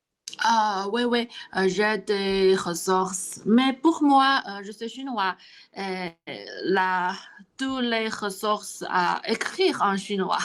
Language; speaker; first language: French; non-native, learner; Chinese